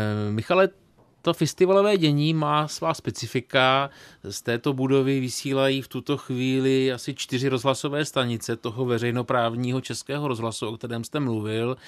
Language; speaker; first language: Czech; native; Czech